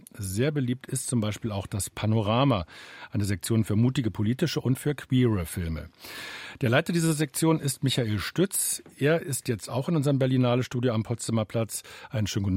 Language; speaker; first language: German; native; German